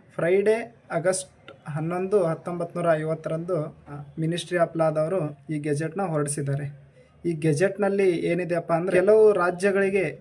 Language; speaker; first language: Kannada; non-native, local second language; Lambadi